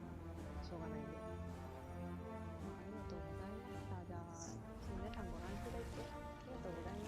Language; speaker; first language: Japanese; native; Japanese